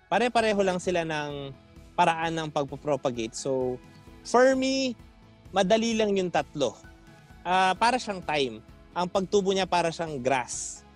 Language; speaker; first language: Filipino; non-native, local second language; Pampanga